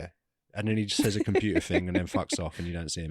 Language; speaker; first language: English; native; English